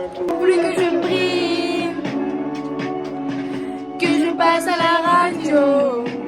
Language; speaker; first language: French; native; French